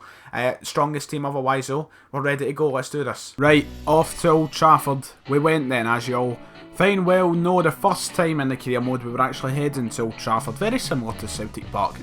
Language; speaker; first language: English; native; English